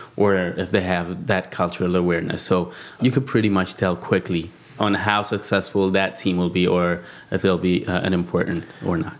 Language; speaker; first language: English; non-native, fluent; Amharic